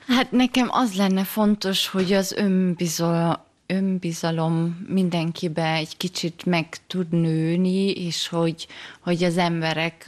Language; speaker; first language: Hungarian; early bilingual, heritage; German